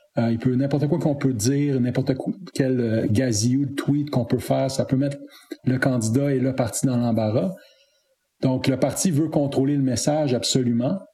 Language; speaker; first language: French; native; French